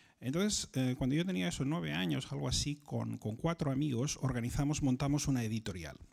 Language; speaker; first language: Spanish; native; Spanish